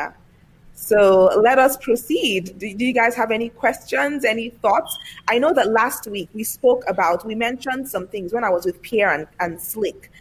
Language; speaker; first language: English; non-native, local second language; Yoruba